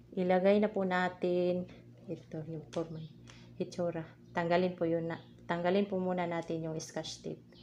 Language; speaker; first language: Filipino; non-native, local second language; Cebuano